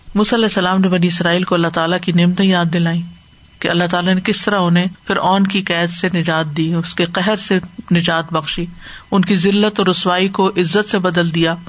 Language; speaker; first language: Urdu; native; Urdu